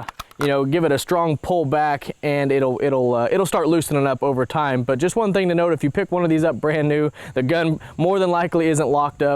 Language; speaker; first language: English; native; English